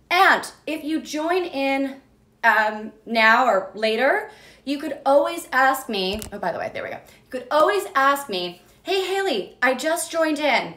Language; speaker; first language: English; native; English